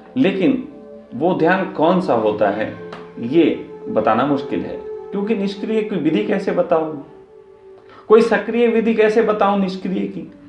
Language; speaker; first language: Hindi; native; Hindi